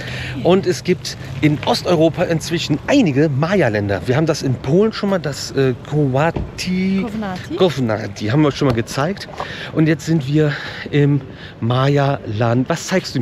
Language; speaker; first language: German; native; German